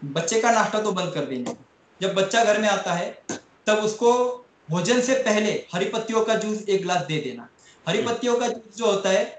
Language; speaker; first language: Hindi; non-native, local second language; Marathi